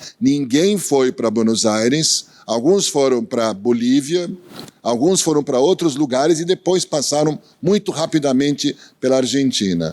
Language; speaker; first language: Portuguese; early bilingual, other home language; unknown